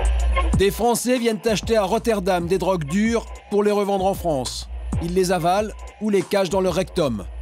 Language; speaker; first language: French; native; French